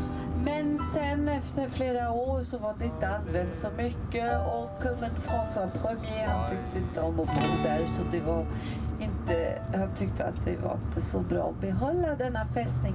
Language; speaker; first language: Swedish; non-native, fluent; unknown